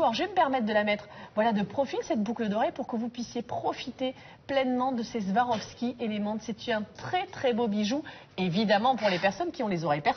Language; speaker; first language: French; native; French